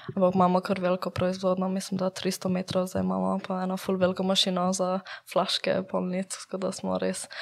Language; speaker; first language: Slovenian; early bilingual, heritage; English